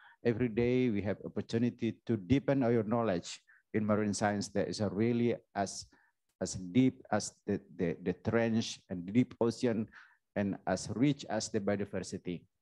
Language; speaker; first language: English; non-native, fluent; Indonesian